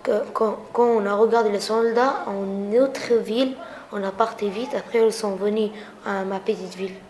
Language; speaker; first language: French; non-native, learner; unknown